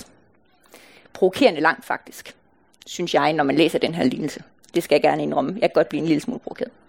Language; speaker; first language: Danish; native; Danish